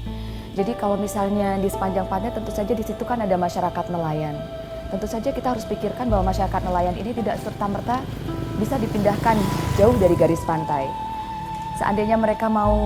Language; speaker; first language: Indonesian; native; Indonesian